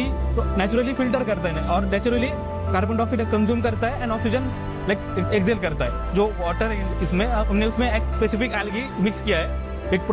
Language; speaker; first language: Hindi; non-native, local second language; Marathi